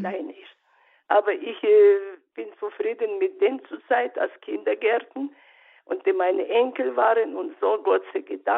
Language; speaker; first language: German; non-native, learner; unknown